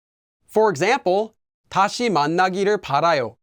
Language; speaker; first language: Korean; non-native, fluent; English